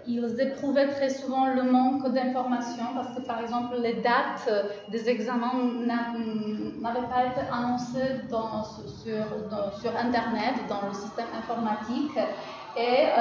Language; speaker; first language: French; non-native, fluent; Czech